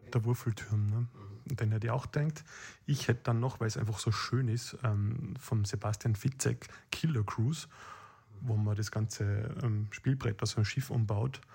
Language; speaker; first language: German; native; German